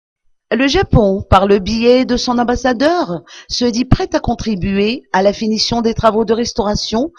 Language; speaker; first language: French; non-native, local second language; Malagasy